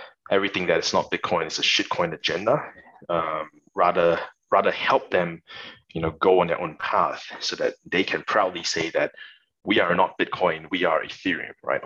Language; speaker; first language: English; non-native, local second language; Chinese